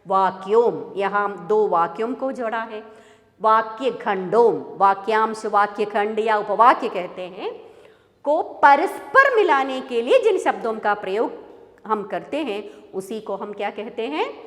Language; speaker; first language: Hindi; non-native, local second language; Malayalam